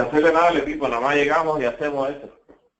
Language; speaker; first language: Spanish; native; Spanish